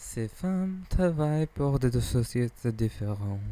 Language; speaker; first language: French; non-native, learner; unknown